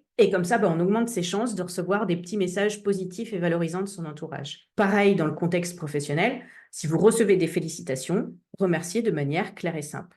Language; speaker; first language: French; native; French